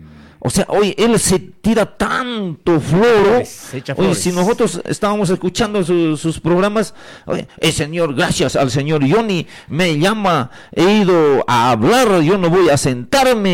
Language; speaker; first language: Spanish; native; Spanish